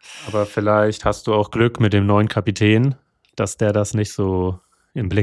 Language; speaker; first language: German; native; German